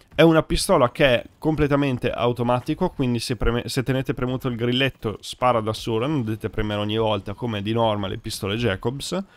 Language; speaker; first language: Italian; native; Italian